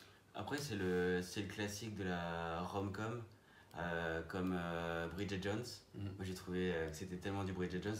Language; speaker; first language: French; native; French